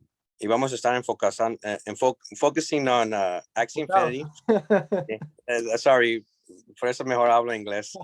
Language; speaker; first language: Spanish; early bilingual, heritage; English